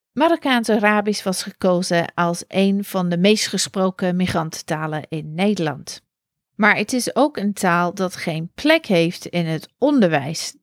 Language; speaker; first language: Dutch; non-native, fluent; English